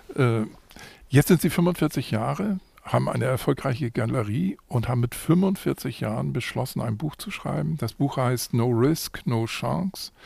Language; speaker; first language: German; native; German